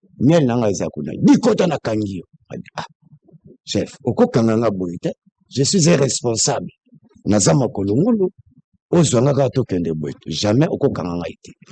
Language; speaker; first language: Lingala; non-native, local second language; Kongo